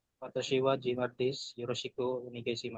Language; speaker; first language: Japanese; non-native, learner; Filipino